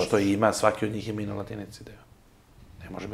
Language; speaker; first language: Serbian; native; Serbian